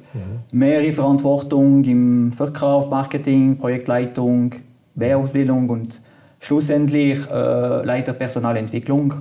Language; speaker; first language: German; non-native, local second language; French